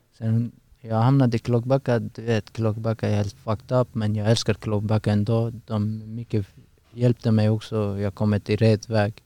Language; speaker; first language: Swedish; non-native, learner; Persian